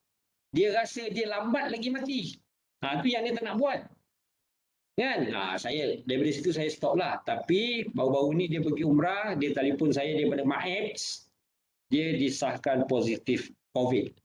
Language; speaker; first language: Malay; native; Malay